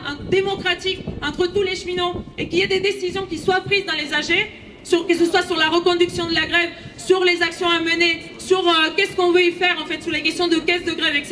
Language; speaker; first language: French; native; French